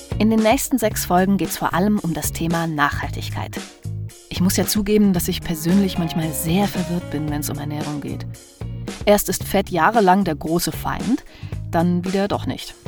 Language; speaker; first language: German; native; German